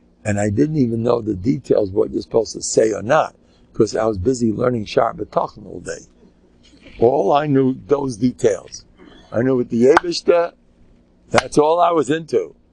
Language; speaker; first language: English; native; English